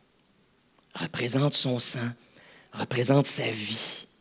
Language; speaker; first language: French; native; French